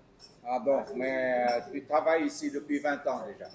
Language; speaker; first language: French; non-native, fluent; Vietnamese